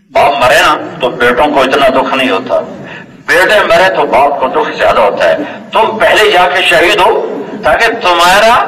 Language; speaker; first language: Urdu; non-native, local second language; Punjabi